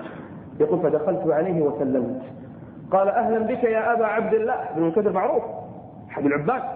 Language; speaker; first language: Arabic; native; Arabic